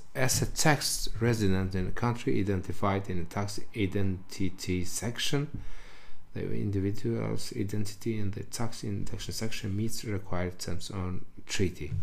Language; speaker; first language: English; non-native, learner; Albanian